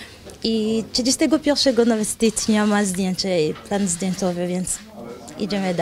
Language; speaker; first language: Polish; non-native, learner; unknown